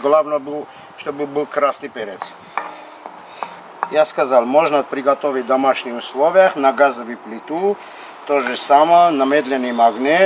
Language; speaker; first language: Russian; non-native, fluent; Armenian